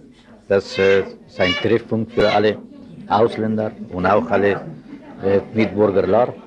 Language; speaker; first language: German; non-native, learner; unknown